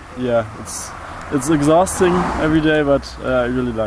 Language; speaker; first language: English; non-native, fluent; German